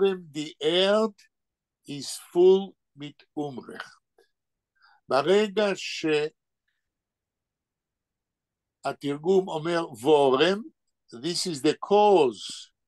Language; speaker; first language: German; non-native, fluent; Hebrew